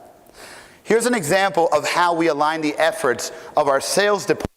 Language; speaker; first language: English; native; English